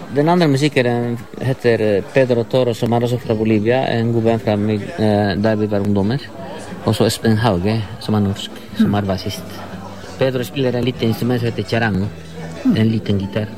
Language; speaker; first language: Norwegian; non-native, fluent; Spanish